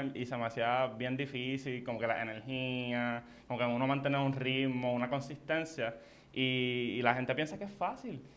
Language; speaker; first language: Spanish; native; Spanish